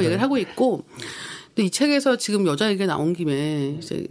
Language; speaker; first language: Korean; native; Korean